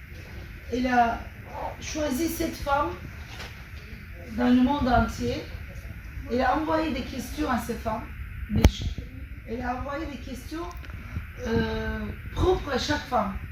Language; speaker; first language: French; non-native, fluent; Turkish